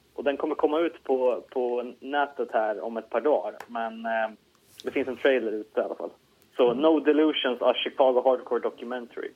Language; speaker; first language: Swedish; native; Swedish